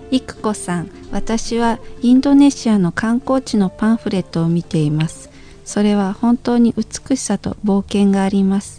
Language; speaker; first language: Japanese; non-native, fluent; Indonesian